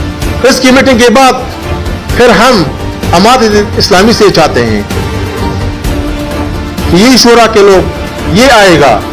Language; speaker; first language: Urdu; non-native, fluent; Pashto